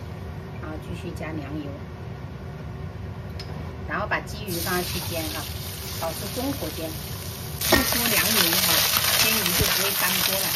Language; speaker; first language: Chinese; native; Chinese